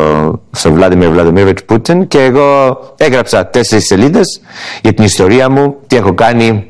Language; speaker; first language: Greek; early bilingual, heritage; Greek